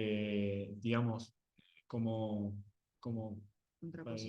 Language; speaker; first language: Spanish; native; Spanish